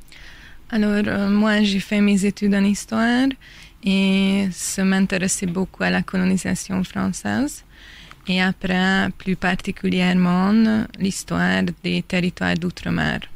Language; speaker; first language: French; non-native, fluent; Hungarian